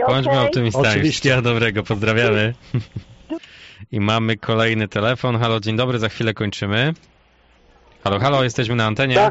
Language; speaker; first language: Polish; native; Polish